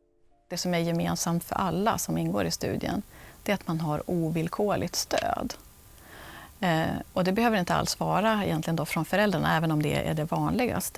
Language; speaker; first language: Swedish; native; Swedish